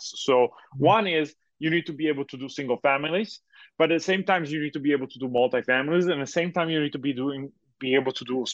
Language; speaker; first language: English; non-native, fluent; Italian